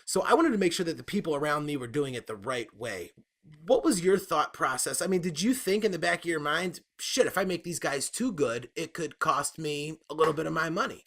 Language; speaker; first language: English; native; English